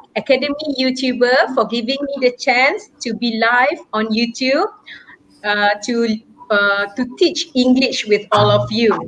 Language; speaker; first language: English; non-native, local second language; Malay